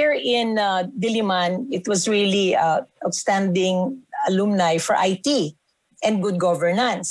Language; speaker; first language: English; non-native, local second language; Filipino